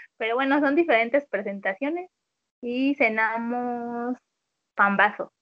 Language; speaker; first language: Spanish; native; Spanish